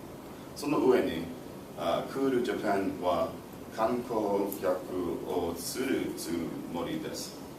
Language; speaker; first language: Japanese; non-native, learner; English